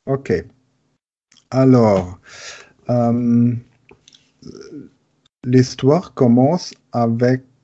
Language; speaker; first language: French; non-native, learner; German